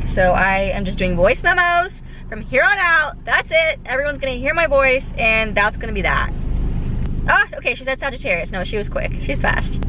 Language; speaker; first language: English; native; English